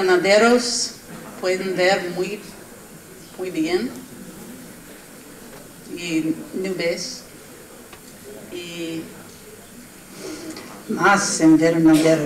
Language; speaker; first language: Spanish; non-native, learner; English